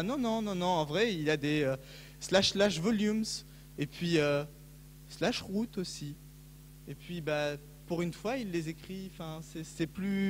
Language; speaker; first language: French; native; French